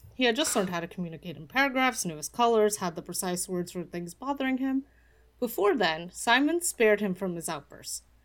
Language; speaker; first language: English; early bilingual, other home language; Polish